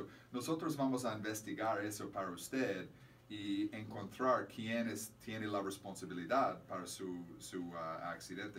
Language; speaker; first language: Spanish; non-native, fluent; English